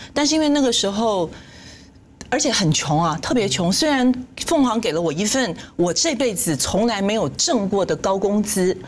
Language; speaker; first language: Chinese; native; Chinese